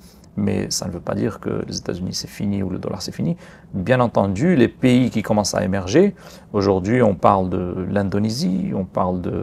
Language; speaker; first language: French; non-native, local second language; Arabic